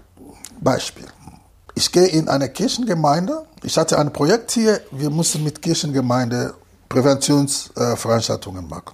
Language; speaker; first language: German; non-native, fluent; Lingala